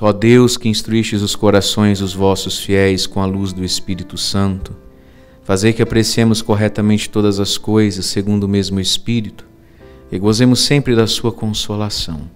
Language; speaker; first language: Portuguese; native; Portuguese